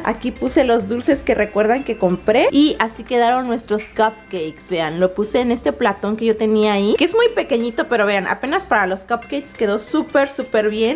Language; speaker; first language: Spanish; native; Spanish